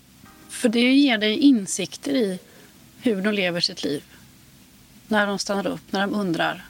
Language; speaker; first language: Swedish; native; Swedish